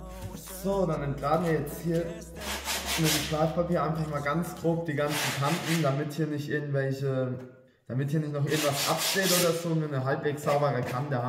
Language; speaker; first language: German; native; German